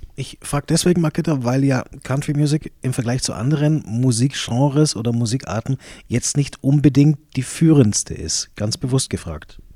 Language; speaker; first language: German; native; German